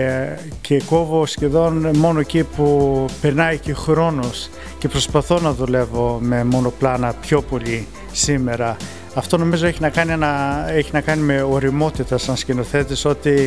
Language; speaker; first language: Greek; early bilingual, heritage; Greek